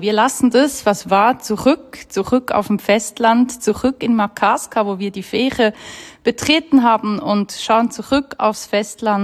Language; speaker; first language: German; native; German